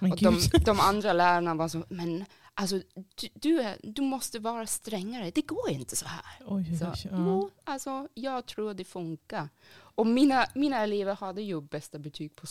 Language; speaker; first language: Swedish; non-native, fluent; German